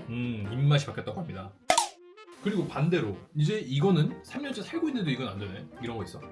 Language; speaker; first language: Korean; native; Korean